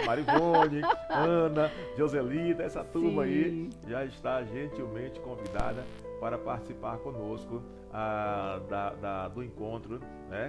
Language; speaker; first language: Portuguese; native; Portuguese